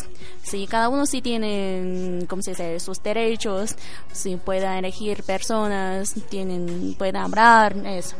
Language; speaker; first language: Spanish; non-native, learner; Chinese